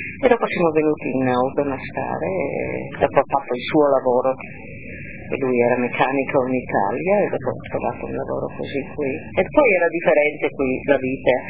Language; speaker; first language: Italian; non-native, local second language; Venetian